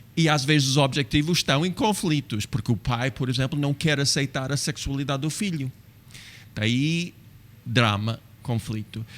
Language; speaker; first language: Portuguese; non-native, fluent; English